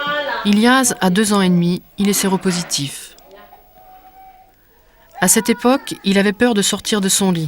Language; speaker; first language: French; native; French